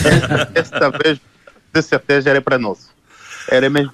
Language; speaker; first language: Portuguese; non-native, learner; French